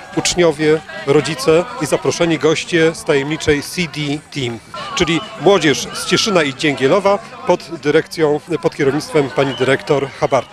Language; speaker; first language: Polish; native; Polish